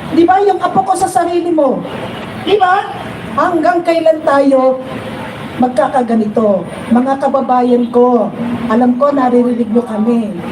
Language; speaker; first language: Filipino; native; Filipino